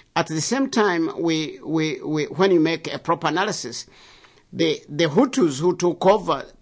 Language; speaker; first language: English; non-native, local second language; Kinyarwanda